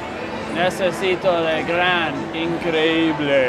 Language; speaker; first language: Spanish; non-native, learner; English